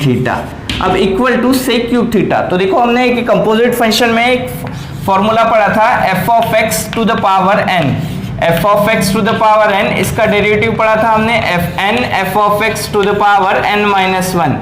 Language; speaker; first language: Hindi; native; Hindi